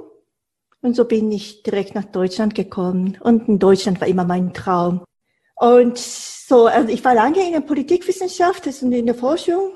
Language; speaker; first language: German; non-native, fluent; Japanese